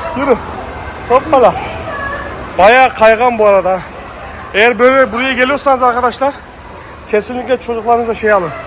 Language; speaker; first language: Turkish; early bilingual, heritage; Turkish